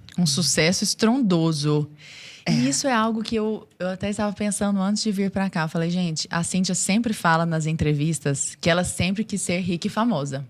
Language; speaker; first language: Portuguese; native; Portuguese